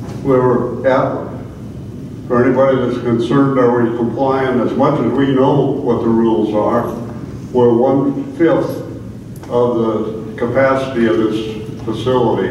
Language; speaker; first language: English; native; English